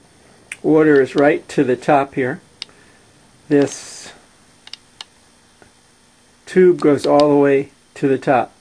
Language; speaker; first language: English; native; English